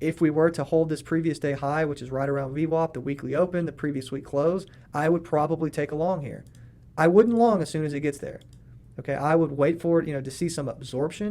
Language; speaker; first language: English; native; English